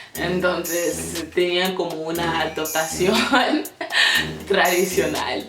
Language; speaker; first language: Spanish; non-native, fluent; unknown